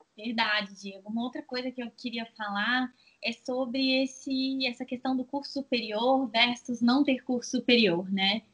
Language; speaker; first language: Portuguese; native; Portuguese